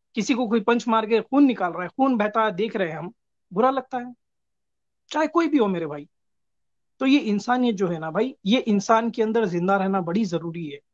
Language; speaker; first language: Hindi; native; Hindi